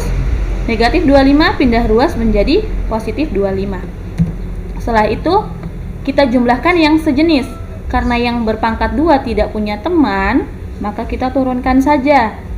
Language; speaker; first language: Indonesian; native; Indonesian